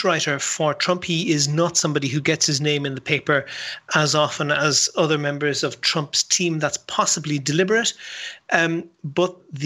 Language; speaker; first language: English; native; English